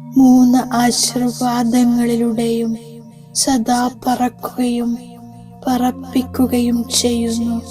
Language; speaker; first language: Malayalam; native; Malayalam